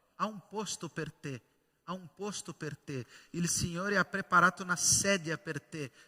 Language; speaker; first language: Italian; non-native, fluent; Portuguese